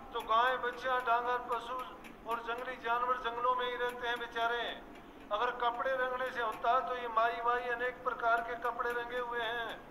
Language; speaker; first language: Hindi; native; Hindi